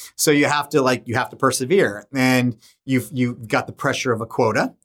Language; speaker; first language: English; native; English